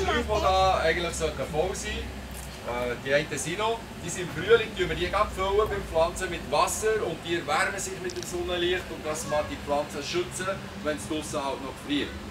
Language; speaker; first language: German; non-native, local second language; French